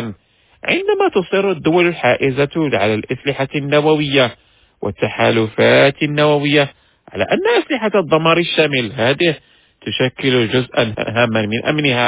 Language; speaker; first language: Arabic; non-native, fluent; Indonesian